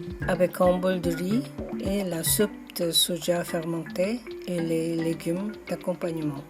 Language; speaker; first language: French; non-native, fluent; Korean